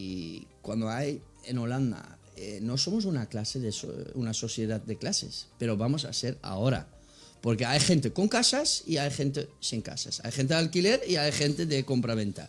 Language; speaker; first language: Spanish; non-native, fluent; Dutch